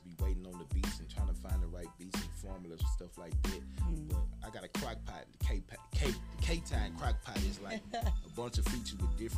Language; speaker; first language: English; native; English